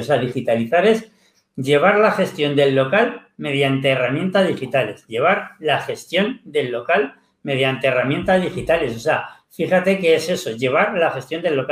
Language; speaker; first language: Spanish; native; Spanish